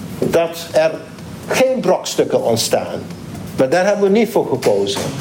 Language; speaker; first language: Dutch; non-native, local second language; Papiamento